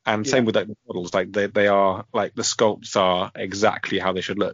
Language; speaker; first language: English; native; English